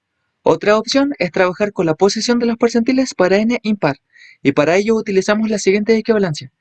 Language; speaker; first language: Spanish; native; Spanish